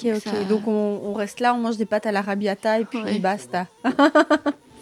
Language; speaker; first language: French; native; French